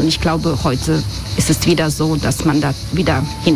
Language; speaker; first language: German; non-native, fluent; Croatian